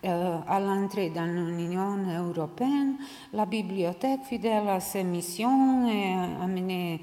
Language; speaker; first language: French; non-native, learner; Serbian